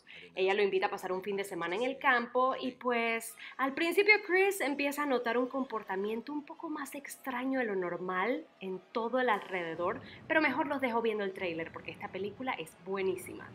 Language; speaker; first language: Spanish; native; Spanish